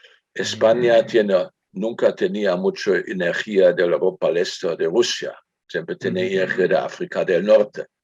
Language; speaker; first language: Spanish; non-native, fluent; German